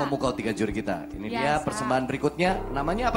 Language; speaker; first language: Indonesian; native; Indonesian